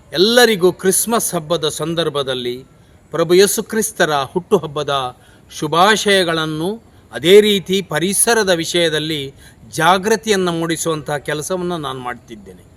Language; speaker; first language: Kannada; native; Kannada